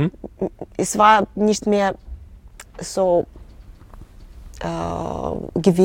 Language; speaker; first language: German; non-native, learner; Russian